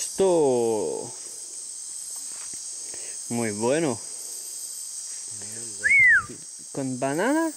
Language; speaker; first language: Spanish; non-native, learner; French